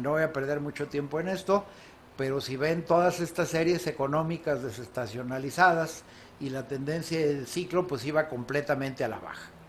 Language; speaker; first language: Spanish; native; Spanish